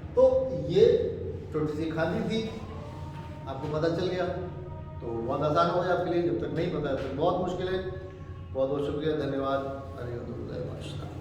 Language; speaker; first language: Urdu; native; Urdu